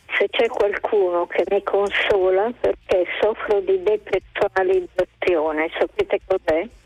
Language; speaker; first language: Italian; native; Italian